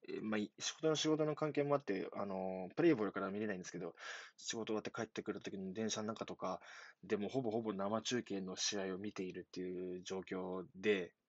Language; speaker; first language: Japanese; native; Japanese